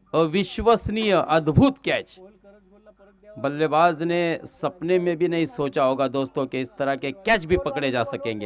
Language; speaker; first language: Hindi; non-native, local second language; Marathi